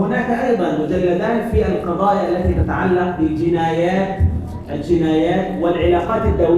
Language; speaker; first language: Arabic; native; Arabic